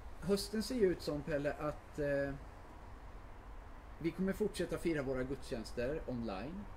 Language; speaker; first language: Swedish; native; Swedish